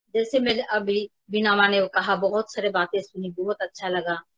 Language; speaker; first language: Hindi; non-native, local second language; Bangla